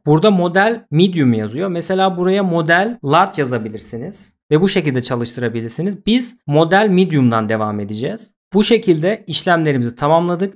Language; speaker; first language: Turkish; native; Turkish